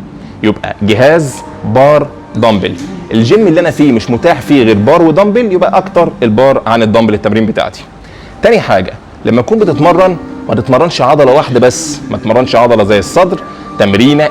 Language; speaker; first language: Arabic; native; Arabic